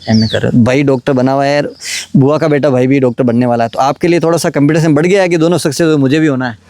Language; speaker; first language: Hindi; native; Hindi